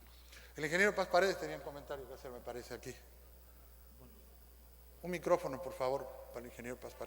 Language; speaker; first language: Spanish; native; Spanish